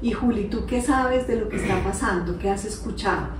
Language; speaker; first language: Spanish; native; Spanish